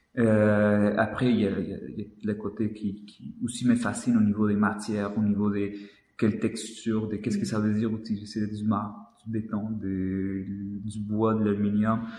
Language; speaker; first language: French; non-native, fluent; Spanish